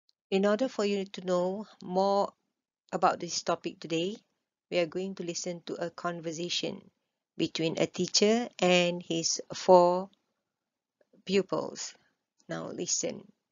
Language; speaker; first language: English; non-native, local second language; Malay